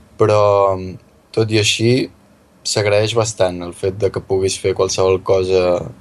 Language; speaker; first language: Catalan; native; Catalan